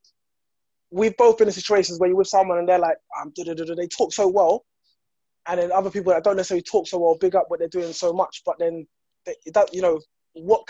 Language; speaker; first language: English; native; English